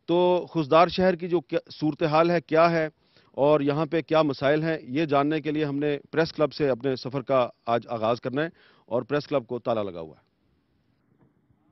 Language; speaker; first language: Urdu; native; Urdu